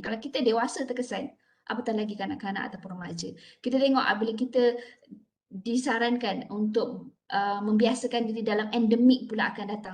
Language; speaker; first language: Malay; native; Malay